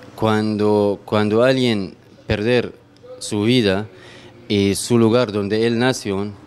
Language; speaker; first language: Spanish; non-native, fluent; Arabic